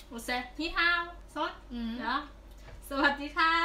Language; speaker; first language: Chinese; non-native, learner; Thai